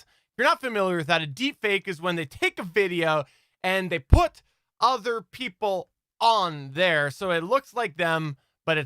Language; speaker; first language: English; native; English